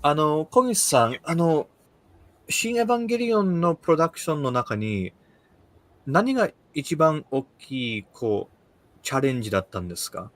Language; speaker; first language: Japanese; early bilingual, heritage; Japanese